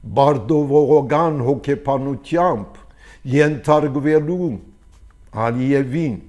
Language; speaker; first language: Armenian; early bilingual, heritage; Armenian